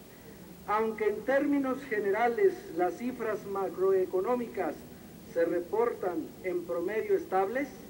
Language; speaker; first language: Spanish; native; Spanish